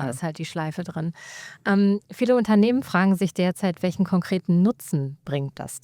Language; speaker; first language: German; native; German